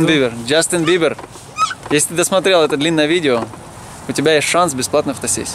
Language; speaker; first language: Russian; native; Russian